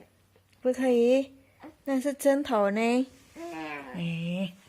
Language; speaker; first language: Chinese; non-native, fluent; Indonesian